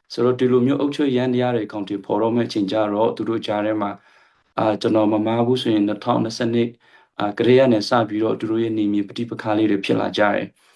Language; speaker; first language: Burmese; non-native, local second language; Hakha Chin